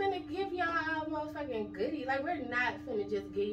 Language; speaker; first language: English; native; English